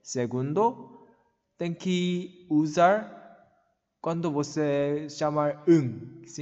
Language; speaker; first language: Portuguese; non-native, learner; Korean